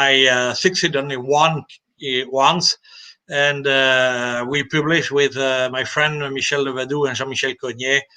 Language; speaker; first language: English; non-native, fluent; French